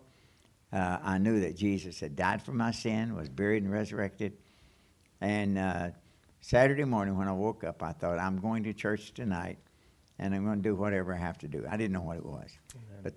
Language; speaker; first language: English; native; English